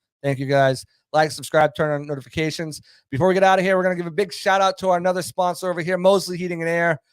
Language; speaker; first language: English; native; English